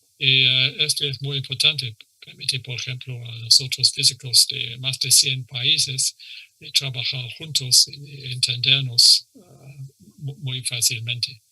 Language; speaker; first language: Spanish; non-native, fluent; English